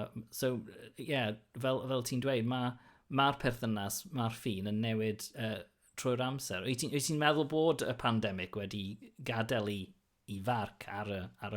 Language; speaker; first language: Welsh; non-native, local second language; English